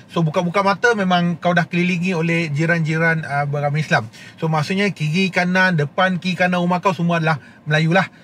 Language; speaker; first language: Malay; non-native, local second language; Chinese